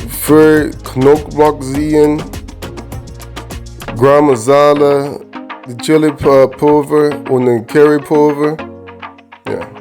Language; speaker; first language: German; non-native, learner; English